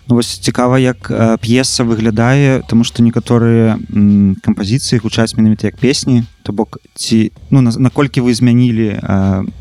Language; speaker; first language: Belarusian; native; Belarusian